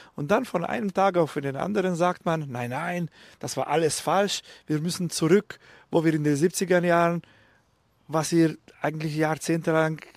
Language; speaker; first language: German; non-native, fluent; Hungarian